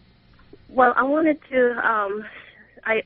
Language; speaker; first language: English; native; English